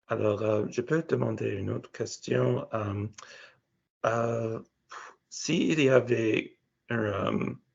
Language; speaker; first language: French; non-native, fluent; English